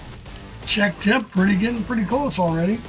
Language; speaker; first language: English; native; English